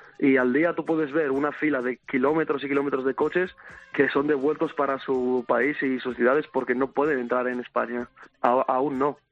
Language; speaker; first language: Spanish; early bilingual, other home language; Arabic